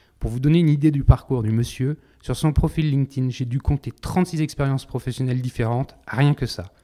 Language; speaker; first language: French; native; French